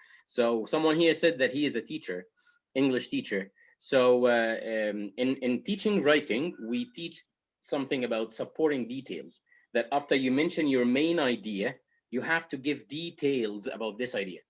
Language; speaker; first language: English; non-native, fluent; Arabic